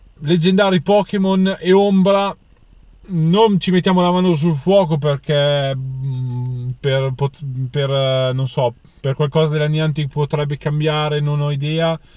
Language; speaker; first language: Italian; native; Italian